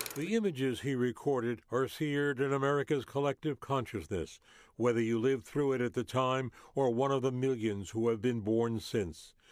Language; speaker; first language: English; native; English